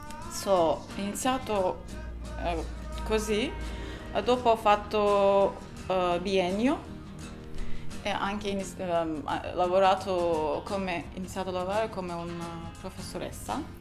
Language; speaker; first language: Italian; non-native, learner; Turkish